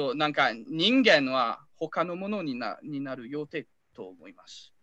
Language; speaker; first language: Japanese; non-native, learner; French